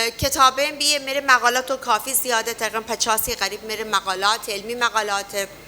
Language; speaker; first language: Urdu; non-native, fluent; Persian